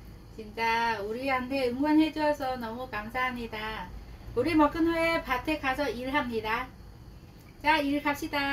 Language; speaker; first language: Korean; non-native, learner; Vietnamese